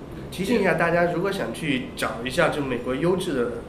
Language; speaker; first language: Chinese; native; Chinese